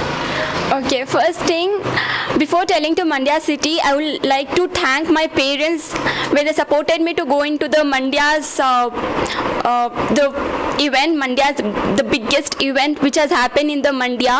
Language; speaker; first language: English; non-native, local second language; Kannada